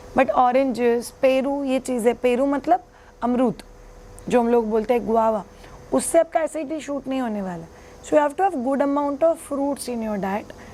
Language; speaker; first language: Hindi; non-native, local second language; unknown